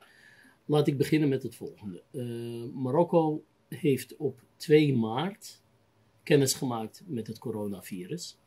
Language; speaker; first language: Dutch; native; Dutch